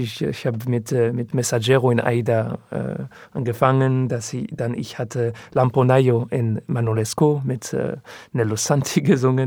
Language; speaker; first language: German; non-native, learner; French